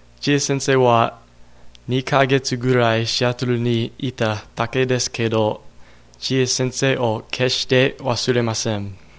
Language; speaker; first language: Japanese; non-native, learner; English